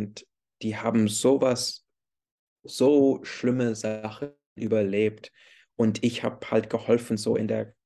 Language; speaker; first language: German; early bilingual, heritage; English